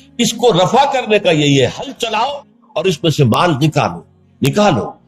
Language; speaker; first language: Urdu; native; Urdu